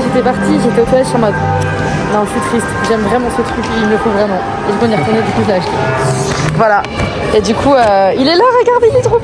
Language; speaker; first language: French; native; French